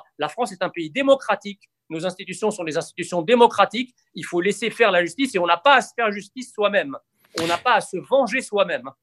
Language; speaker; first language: French; early bilingual, other home language; Arabic